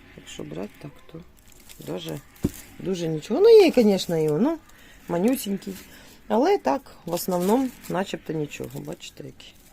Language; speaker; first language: Ukrainian; native; Ukrainian